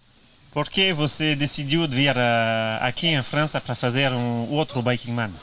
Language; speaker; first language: Portuguese; non-native, fluent; French